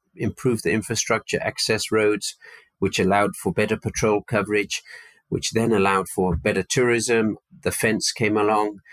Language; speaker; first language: English; native; English